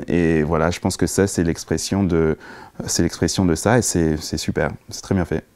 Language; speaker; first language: French; native; French